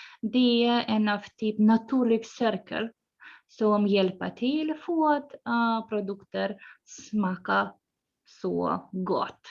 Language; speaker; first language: Swedish; non-native, fluent; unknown